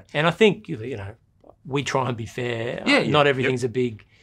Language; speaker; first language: English; native; English